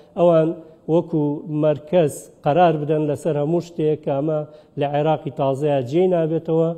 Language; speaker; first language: Central Kurdish; native; Central Kurdish